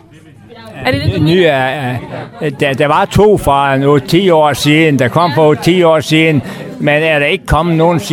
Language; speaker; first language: Danish; native; Danish